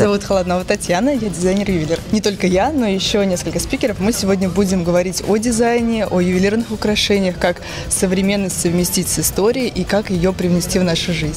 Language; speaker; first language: Russian; native; Russian